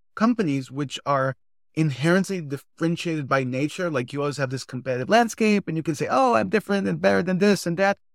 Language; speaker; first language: English; non-native, fluent; Hebrew